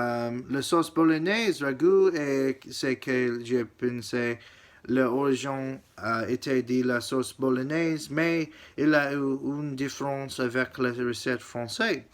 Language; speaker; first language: French; non-native, learner; English